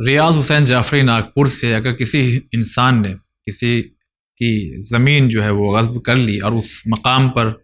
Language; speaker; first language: Urdu; native; Urdu